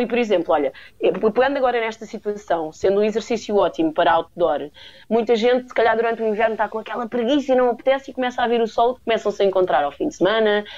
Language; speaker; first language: Portuguese; native; Portuguese